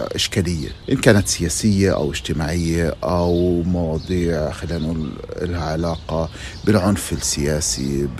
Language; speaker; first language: Arabic; native; Arabic